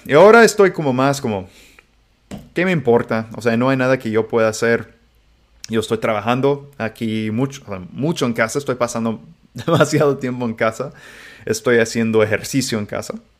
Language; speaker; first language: Spanish; non-native, fluent; English